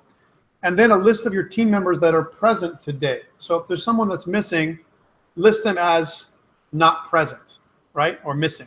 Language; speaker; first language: English; native; English